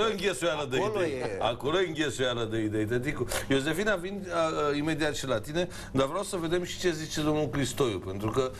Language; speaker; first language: Romanian; native; Romanian